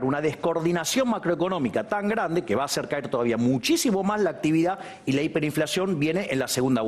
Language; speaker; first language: Spanish; native; Spanish